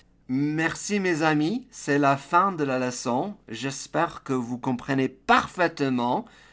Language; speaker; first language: French; non-native, fluent; English